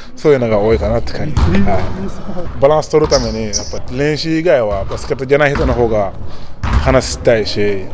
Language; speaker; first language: Japanese; non-native, fluent; Wolof